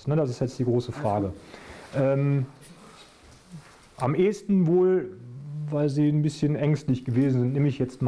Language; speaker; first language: German; native; German